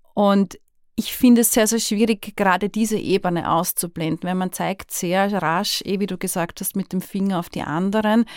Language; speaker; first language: German; native; German